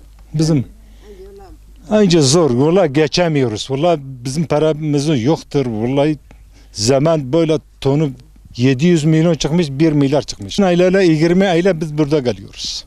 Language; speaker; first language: Turkish; non-native, local second language; Kurdish